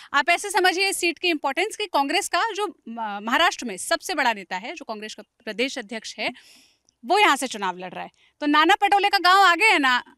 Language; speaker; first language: Hindi; native; Hindi